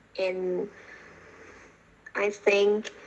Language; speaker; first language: English; non-native, learner; Vietnamese